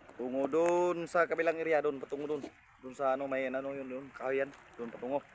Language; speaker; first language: Filipino; non-native, local second language; Cebuano